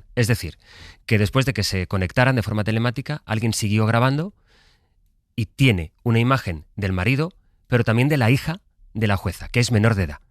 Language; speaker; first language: Spanish; native; Spanish